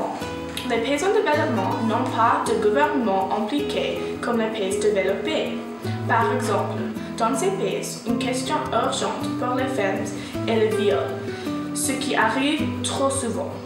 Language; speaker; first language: French; non-native, learner; English